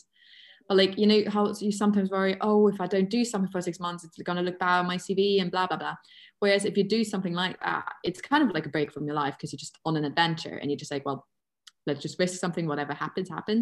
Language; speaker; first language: English; non-native, fluent; German